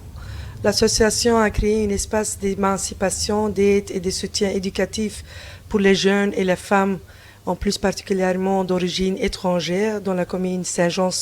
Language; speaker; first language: French; non-native, fluent; Turkish